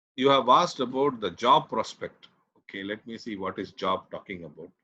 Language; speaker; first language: English; non-native, local second language; Tamil